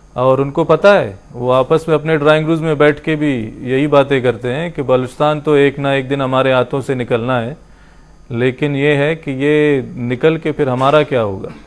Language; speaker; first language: Urdu; non-native, local second language; Baluchi